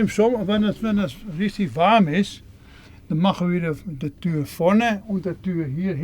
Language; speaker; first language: German; non-native, learner; Dutch